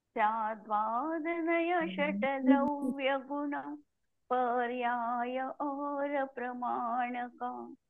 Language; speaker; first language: Hindi; non-native, local second language; Marathi